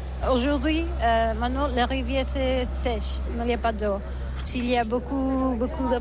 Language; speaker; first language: French; non-native, learner; Catalan